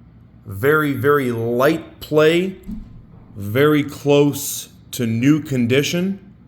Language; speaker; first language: English; native; English